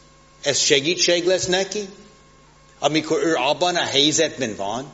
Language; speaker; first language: Hungarian; non-native, fluent; English